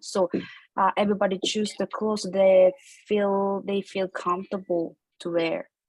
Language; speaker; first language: English; non-native, learner; Korean